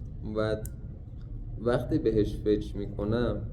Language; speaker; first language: Persian; native; Persian